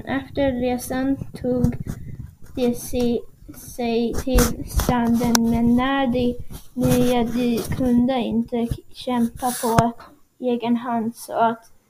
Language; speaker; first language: Swedish; non-native, learner; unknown